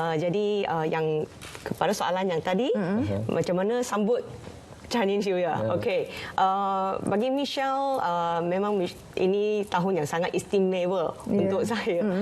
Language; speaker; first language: Malay; non-native, local second language; Chinese